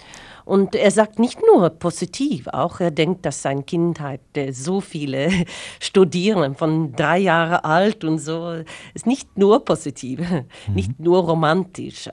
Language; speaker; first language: German; non-native, fluent; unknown